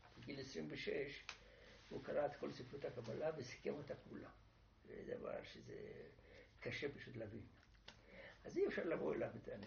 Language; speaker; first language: Hebrew; non-native, fluent; Romanian